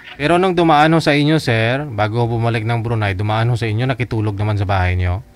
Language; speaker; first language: Filipino; native; Filipino